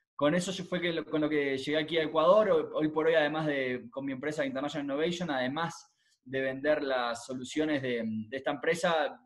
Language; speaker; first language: Spanish; native; Spanish